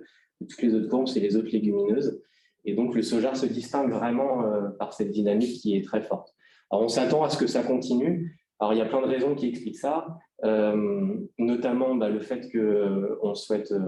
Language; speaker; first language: French; native; French